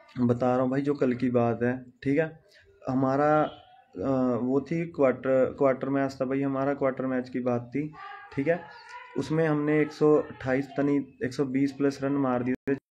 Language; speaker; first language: Hindi; non-native, local second language; Punjabi